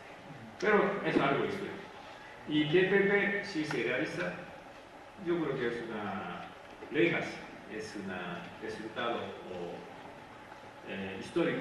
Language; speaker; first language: Spanish; non-native, fluent; Japanese